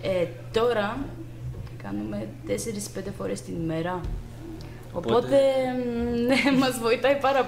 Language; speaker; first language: Greek; non-native, fluent; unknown